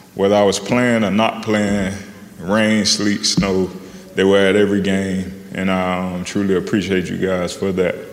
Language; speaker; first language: English; native; English